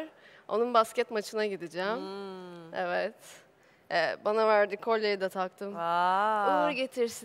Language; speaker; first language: Turkish; native; Turkish